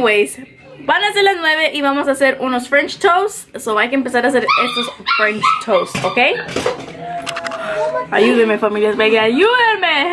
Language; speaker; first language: Spanish; early bilingual, heritage; Spanish